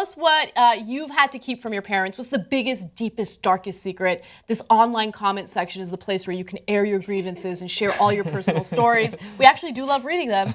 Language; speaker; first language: English; native; English